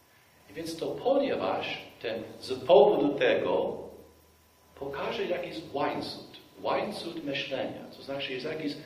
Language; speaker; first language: Polish; non-native, fluent; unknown